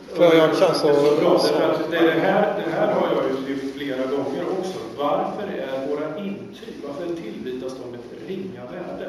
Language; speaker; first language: Swedish; native; Swedish